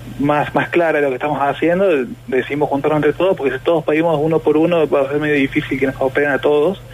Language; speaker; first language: Spanish; native; Spanish